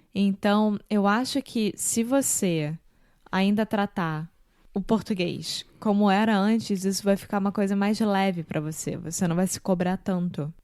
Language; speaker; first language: Portuguese; native; Portuguese